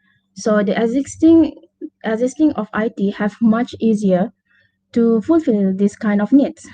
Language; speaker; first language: English; non-native, local second language; Malay